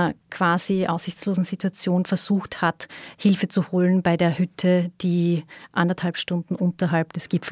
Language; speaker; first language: German; native; German